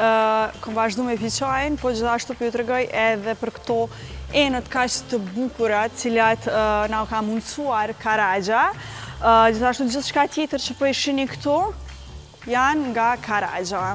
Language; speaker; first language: Albanian; native; Albanian